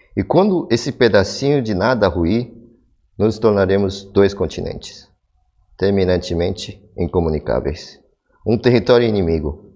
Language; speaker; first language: Portuguese; early bilingual, other home language; Korean